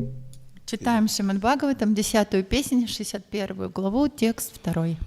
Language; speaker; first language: Russian; native; Russian